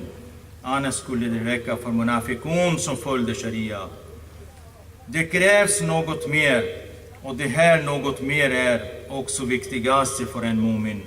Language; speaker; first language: Swedish; non-native, fluent; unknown